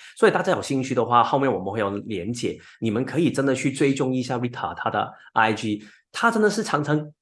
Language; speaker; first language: Chinese; non-native, local second language; Cantonese